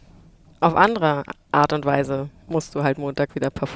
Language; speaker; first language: German; native; German